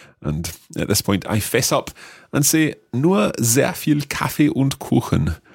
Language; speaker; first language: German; non-native, learner; English